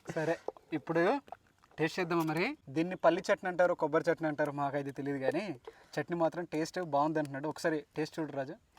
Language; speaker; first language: Telugu; native; Telugu